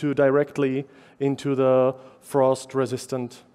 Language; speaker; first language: English; non-native, fluent; Czech